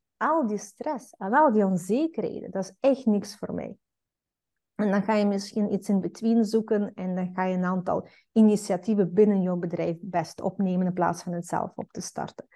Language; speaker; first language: Dutch; non-native, fluent; Russian